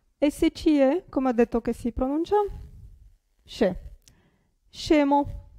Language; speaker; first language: Italian; non-native, fluent; Romanian